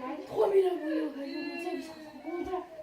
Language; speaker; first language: French; native; French